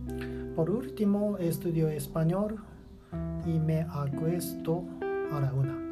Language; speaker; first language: Spanish; non-native, learner; Japanese